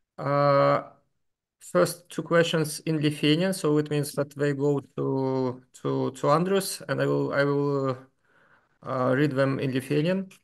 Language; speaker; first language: English; non-native, fluent; Lithuanian